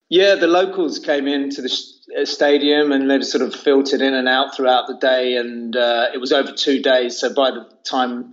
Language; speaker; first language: English; native; English